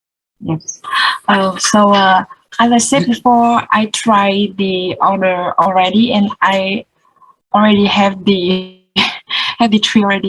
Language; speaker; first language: English; non-native, learner; Vietnamese